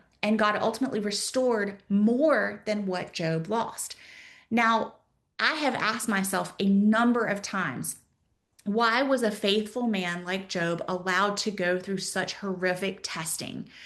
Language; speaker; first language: English; native; English